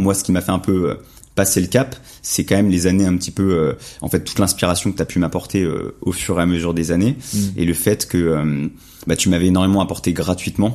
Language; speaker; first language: French; native; French